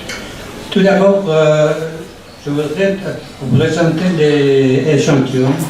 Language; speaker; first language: French; non-native, learner; Persian